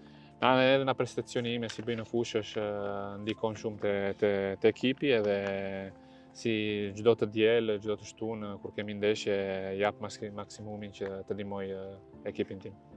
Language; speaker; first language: Albanian; early bilingual, heritage; Albanian